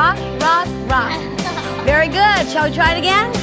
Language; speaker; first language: English; native; English